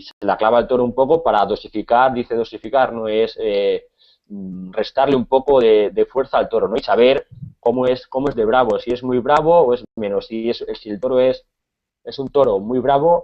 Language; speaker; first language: Spanish; native; Spanish